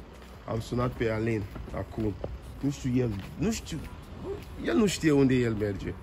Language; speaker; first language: Romanian; non-native, learner; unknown